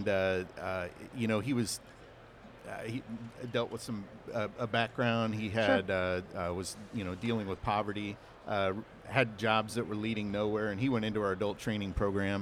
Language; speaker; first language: English; native; English